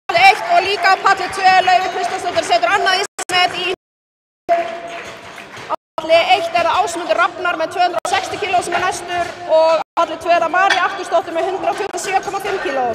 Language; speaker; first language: Icelandic; native; Icelandic